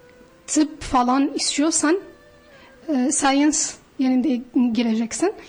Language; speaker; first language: Turkish; non-native, fluent; Arabic